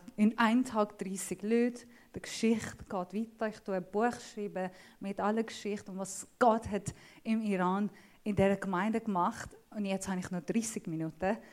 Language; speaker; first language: German; non-native, fluent; Assyrian Neo-Aramaic